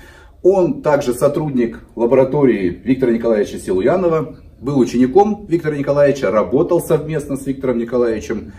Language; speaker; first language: Russian; native; Russian